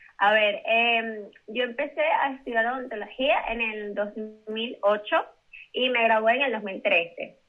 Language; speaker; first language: Spanish; native; Spanish